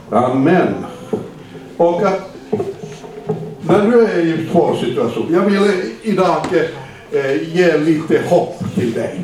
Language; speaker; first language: Swedish; non-native, fluent; Finnish